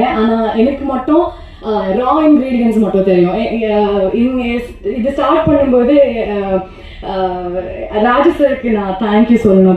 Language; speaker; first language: Tamil; non-native, learner; Kannada